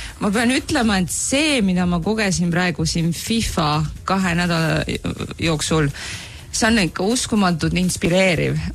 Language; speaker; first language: Estonian; native; Estonian